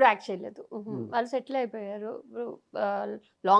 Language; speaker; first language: Telugu; non-native, fluent; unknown